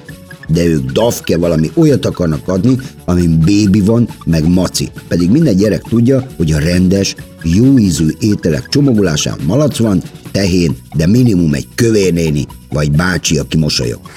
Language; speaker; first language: Hungarian; native; Hungarian